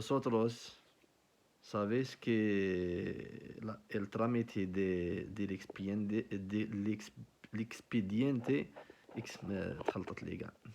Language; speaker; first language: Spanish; non-native, learner; Arabic